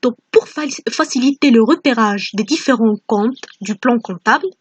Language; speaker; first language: French; non-native, local second language; Arabic